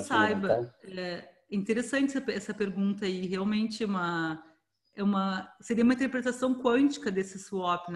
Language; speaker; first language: Portuguese; native; Portuguese